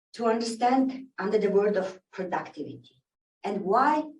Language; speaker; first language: English; non-native, learner; Mongolian